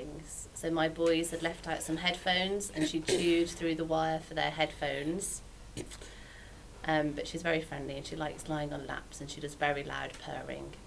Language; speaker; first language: English; native; English